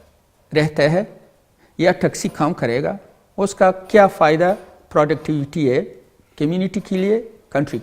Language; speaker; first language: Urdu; non-native, learner; Pashto